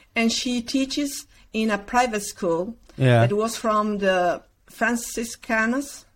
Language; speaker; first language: English; non-native, learner; Spanish